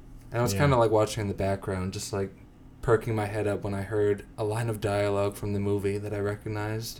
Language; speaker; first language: English; native; English